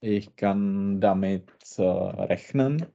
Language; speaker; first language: German; non-native, learner; Czech